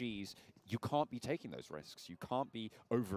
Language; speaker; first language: English; native; English